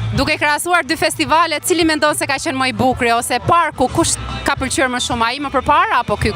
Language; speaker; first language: Albanian; native; Albanian